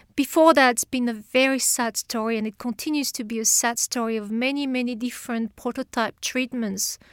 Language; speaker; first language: English; non-native, fluent; French